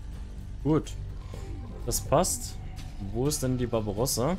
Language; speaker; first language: German; native; German